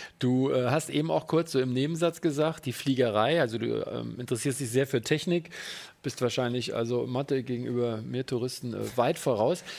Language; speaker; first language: German; native; German